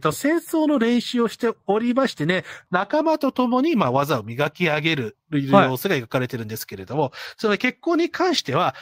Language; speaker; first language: Japanese; non-native, fluent; English